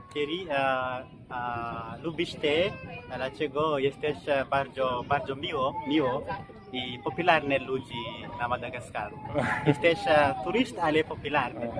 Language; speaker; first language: Polish; non-native, learner; Malagasy